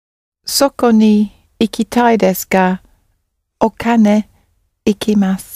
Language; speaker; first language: Japanese; non-native, learner; English